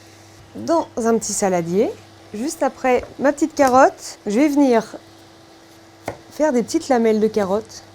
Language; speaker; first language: French; native; French